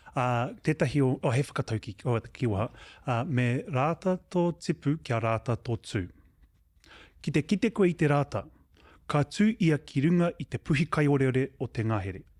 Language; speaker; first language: Māori; non-native, local second language; English